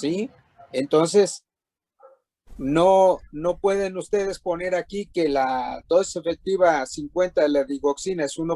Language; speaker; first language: Spanish; native; Spanish